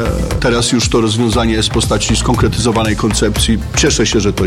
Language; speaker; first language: Polish; native; Polish